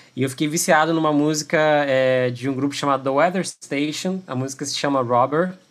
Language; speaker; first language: Portuguese; native; Portuguese